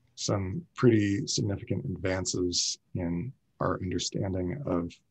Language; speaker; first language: English; native; English